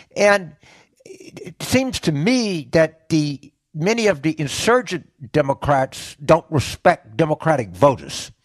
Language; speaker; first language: English; native; English